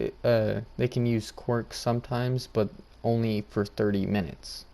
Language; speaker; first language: English; native; English